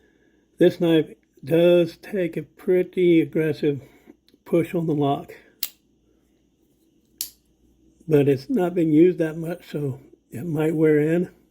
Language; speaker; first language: English; native; English